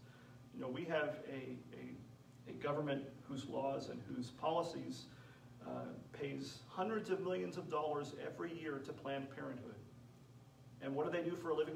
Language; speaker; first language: English; native; English